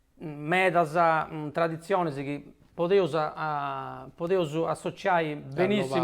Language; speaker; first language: Italian; native; Italian